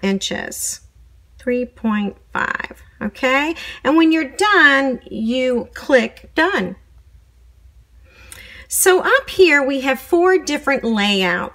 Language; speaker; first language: English; native; English